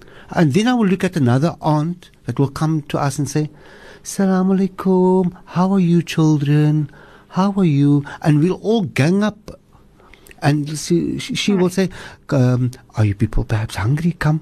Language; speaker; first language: English; native; English